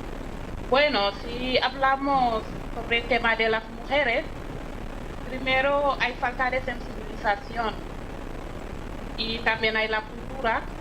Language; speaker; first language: Spanish; non-native, fluent; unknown